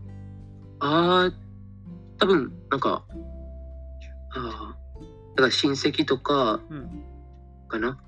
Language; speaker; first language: Japanese; non-native, fluent; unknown